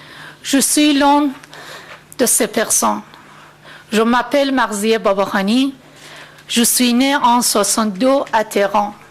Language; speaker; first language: French; non-native, fluent; Persian